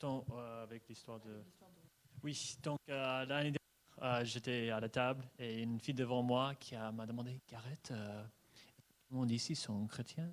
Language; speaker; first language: French; non-native, fluent; English